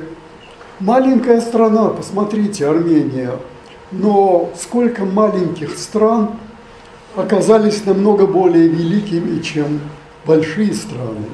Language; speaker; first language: Russian; native; Russian